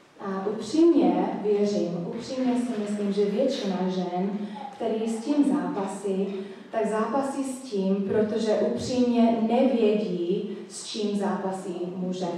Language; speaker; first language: Czech; non-native, fluent; English